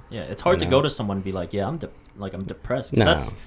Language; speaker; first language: English; native; English